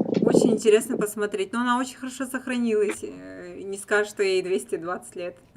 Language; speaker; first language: Russian; native; Russian